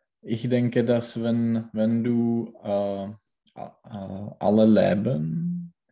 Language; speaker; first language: German; non-native, learner; Czech